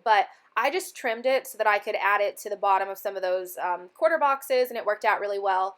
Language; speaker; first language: English; native; English